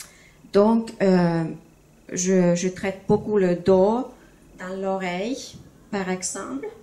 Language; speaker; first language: French; non-native, fluent; Finnish